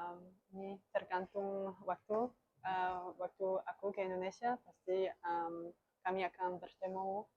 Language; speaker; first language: Indonesian; non-native, learner; German